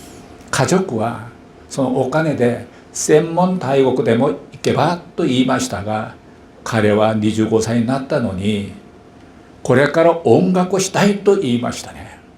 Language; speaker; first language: Japanese; non-native, fluent; Korean